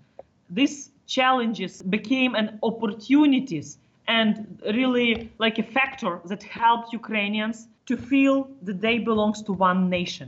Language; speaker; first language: English; non-native, fluent; Ukrainian